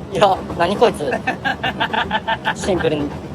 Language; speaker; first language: Japanese; native; Japanese